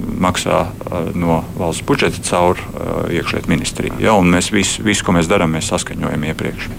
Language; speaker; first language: Latvian; native; Latvian